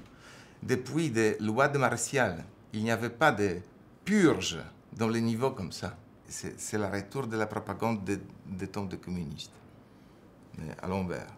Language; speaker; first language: French; non-native, fluent; Polish